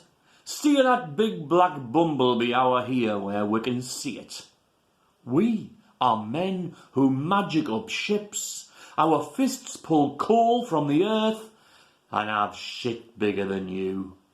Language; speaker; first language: English; native; English